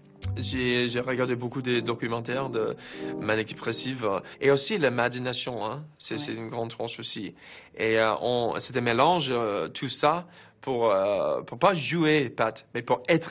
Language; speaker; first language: French; non-native, fluent; English